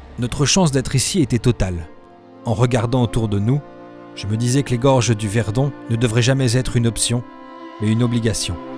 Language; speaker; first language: French; native; French